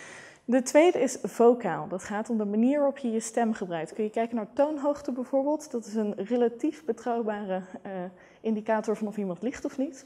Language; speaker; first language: Dutch; native; Dutch